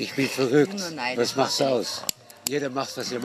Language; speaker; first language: German; non-native, fluent; Dutch